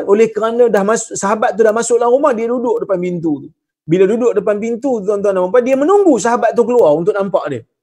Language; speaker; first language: Malay; native; Malay